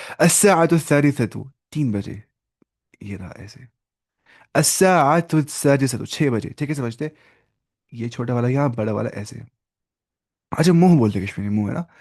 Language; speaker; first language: Urdu; non-native, local second language; Kashmiri